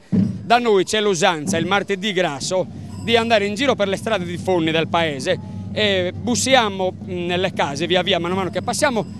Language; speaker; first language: Italian; native; Italian